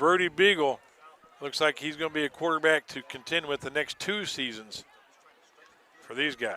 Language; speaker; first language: English; native; English